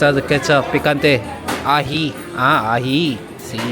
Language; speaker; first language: Spanish; non-native, learner; Korean